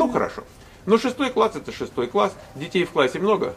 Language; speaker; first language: Russian; native; Russian